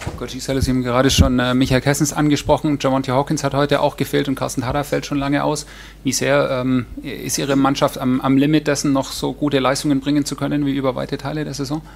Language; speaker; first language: German; native; German